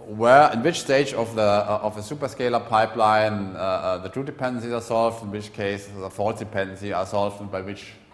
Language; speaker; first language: English; non-native, fluent; German